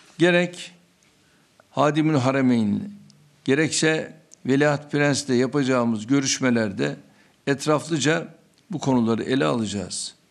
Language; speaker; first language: Turkish; native; Turkish